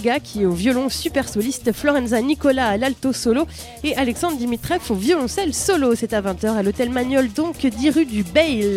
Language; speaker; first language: French; native; French